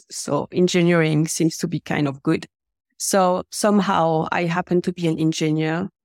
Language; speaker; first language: English; non-native, fluent; French